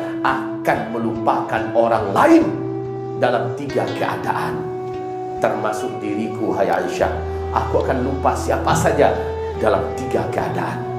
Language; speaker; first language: Indonesian; native; Indonesian